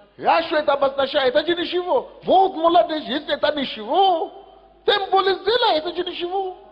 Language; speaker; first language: Russian; non-native, fluent; Yoruba